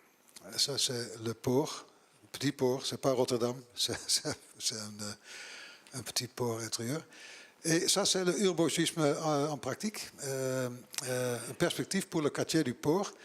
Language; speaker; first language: French; non-native, learner; Dutch